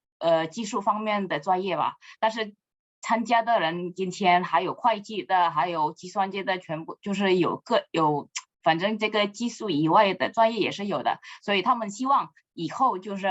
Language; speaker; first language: Chinese; non-native, fluent; Indonesian